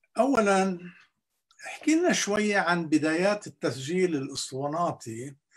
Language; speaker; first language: Arabic; native; Arabic